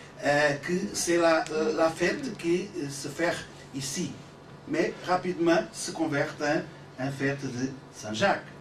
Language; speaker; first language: French; non-native, learner; Portuguese